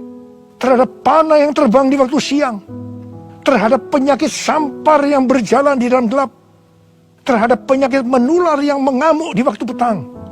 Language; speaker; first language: Indonesian; native; Indonesian